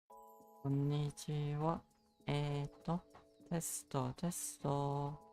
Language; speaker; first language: Japanese; non-native, learner; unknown